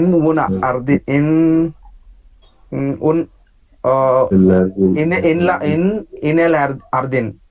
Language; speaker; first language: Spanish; non-native, learner; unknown